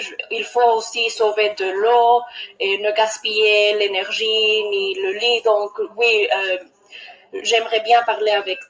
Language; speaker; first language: French; non-native, learner; English